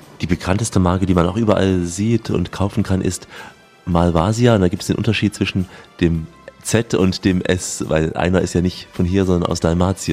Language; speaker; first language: German; native; German